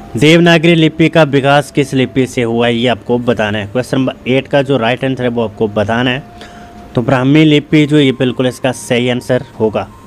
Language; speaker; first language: Hindi; native; Hindi